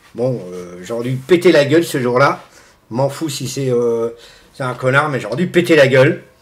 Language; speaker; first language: French; non-native, fluent; Portuguese